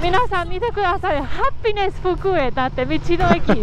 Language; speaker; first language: Japanese; non-native, learner; Spanish